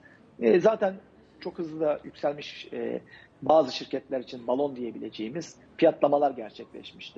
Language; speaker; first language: Turkish; native; Turkish